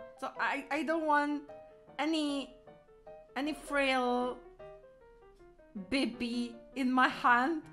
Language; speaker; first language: English; non-native, fluent; Italian